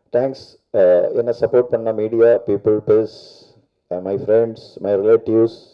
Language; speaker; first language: Tamil; non-native, local second language; Malayalam